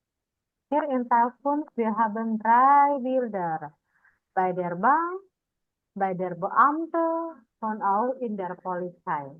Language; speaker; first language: German; non-native, fluent; Indonesian